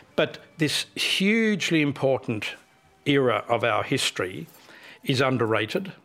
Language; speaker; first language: English; native; English